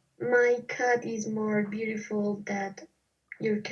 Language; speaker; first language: English; non-native, learner; Spanish